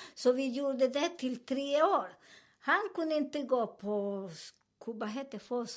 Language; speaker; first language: Swedish; non-native, fluent; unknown